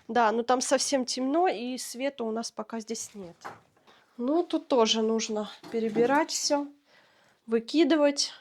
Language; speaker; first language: Russian; native; Russian